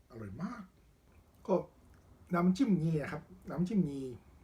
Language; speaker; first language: Thai; non-native, learner; Japanese